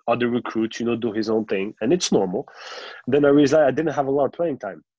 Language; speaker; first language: English; non-native, local second language; French